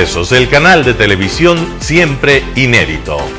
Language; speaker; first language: Spanish; native; Spanish